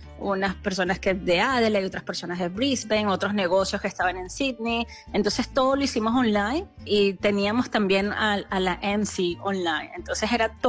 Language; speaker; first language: Spanish; native; Spanish